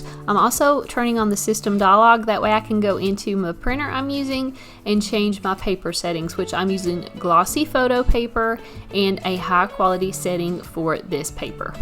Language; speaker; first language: English; native; English